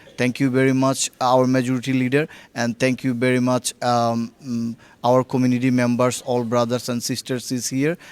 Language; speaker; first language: English; non-native, local second language; Bangla